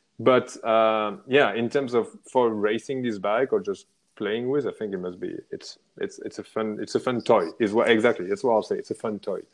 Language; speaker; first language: English; non-native, fluent; French